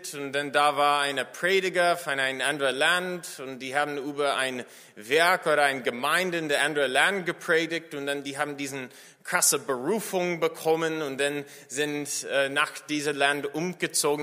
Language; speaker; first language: German; non-native, fluent; English